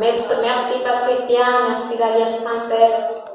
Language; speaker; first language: French; non-native, fluent; Spanish